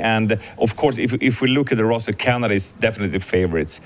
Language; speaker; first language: English; non-native, fluent; Swedish